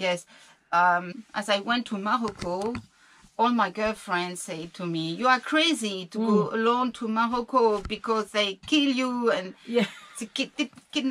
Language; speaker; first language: English; non-native, learner; French